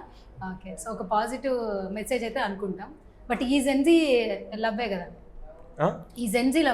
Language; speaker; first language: Telugu; native; Telugu